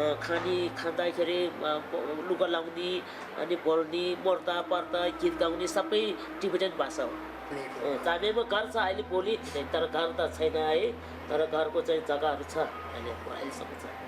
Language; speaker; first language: Nepali; non-native, local second language; Tibetan